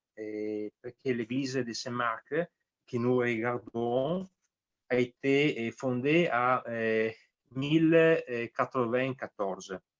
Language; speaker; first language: French; non-native, fluent; Italian